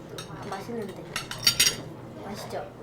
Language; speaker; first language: Korean; early bilingual, other home language; English